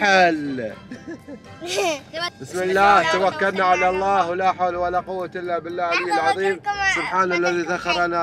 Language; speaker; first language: Arabic; native; Arabic